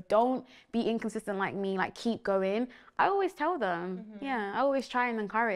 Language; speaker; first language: English; native; English